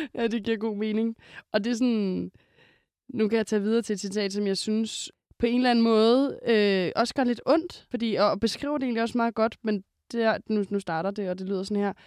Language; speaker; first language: Danish; native; Danish